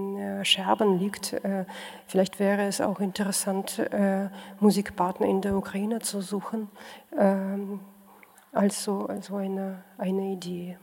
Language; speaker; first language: German; non-native, fluent; Russian